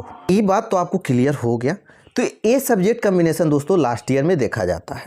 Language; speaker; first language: Hindi; native; Hindi